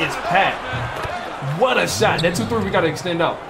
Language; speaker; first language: English; native; English